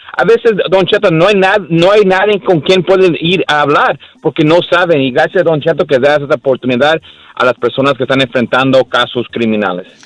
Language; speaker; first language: Spanish; early bilingual, heritage; Spanish